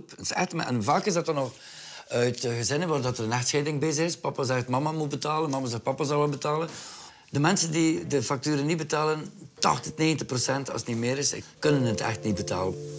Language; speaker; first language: Dutch; native; Dutch